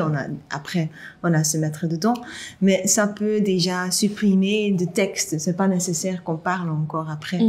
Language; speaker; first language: French; non-native, local second language; Dutch